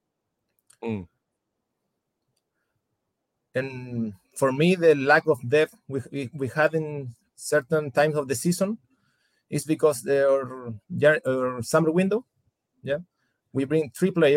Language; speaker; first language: English; non-native, fluent; Spanish